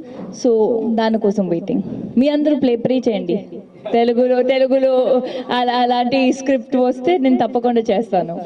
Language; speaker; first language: Telugu; non-native, local second language; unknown